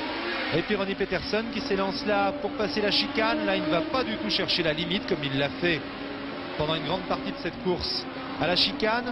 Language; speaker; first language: French; native; French